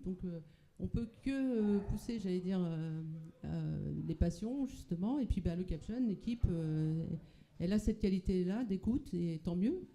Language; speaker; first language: French; native; French